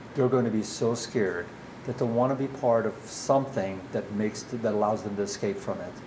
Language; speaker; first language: English; early bilingual, other home language; Dutch